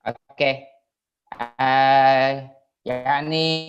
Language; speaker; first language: Arabic; non-native, fluent; Indonesian